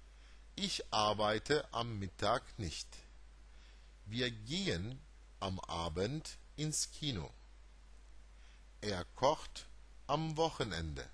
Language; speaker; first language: German; non-native, fluent; Turkish